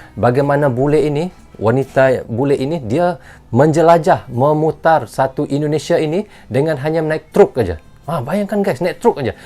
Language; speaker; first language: Malay; native; Malay